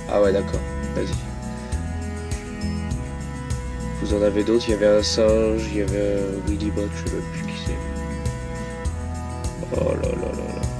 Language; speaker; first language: French; native; French